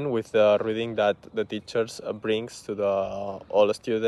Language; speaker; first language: English; non-native, learner; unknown